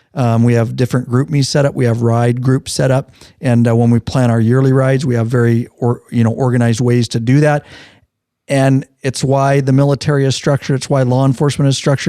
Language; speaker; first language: English; native; English